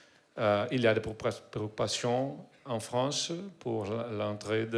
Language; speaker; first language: French; non-native, learner; Portuguese